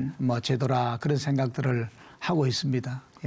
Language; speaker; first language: Korean; native; Korean